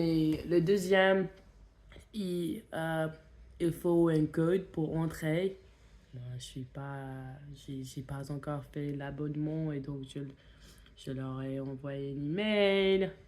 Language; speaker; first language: French; non-native, fluent; English